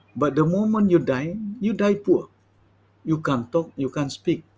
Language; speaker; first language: English; non-native, local second language; Malay